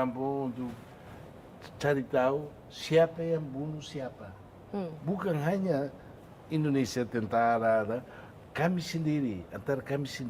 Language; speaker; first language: Indonesian; non-native, fluent; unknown